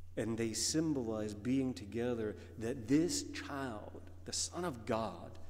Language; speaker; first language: English; native; English